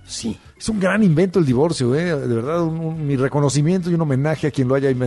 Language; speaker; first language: Spanish; native; Spanish